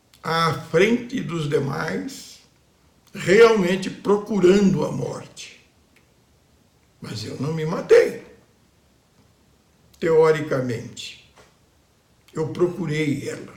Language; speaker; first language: Portuguese; native; Portuguese